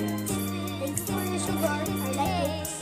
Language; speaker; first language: English; non-native, learner; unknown